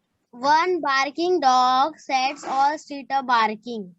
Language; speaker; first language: English; non-native, learner; Hindi